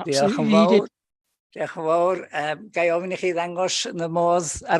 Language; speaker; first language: Welsh; native; Welsh